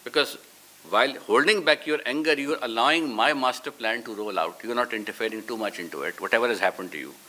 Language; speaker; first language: English; non-native, local second language; Urdu